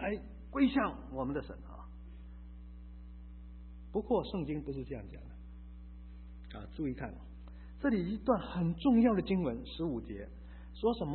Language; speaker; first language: Chinese; native; Chinese